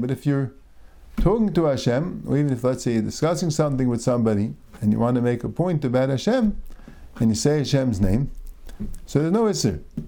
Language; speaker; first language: English; native; English